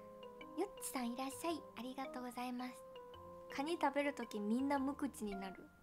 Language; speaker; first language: Japanese; native; Japanese